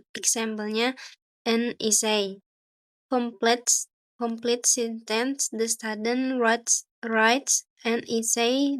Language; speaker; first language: English; non-native, learner; Indonesian